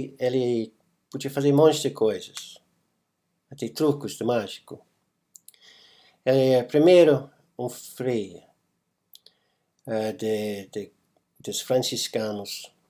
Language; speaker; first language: Portuguese; non-native, fluent; English